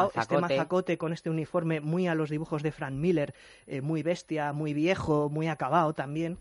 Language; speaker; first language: Spanish; native; Spanish